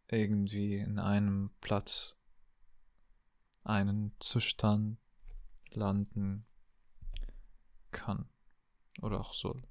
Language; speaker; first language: German; non-native, learner; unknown